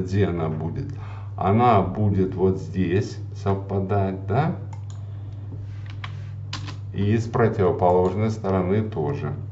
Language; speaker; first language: Russian; native; Russian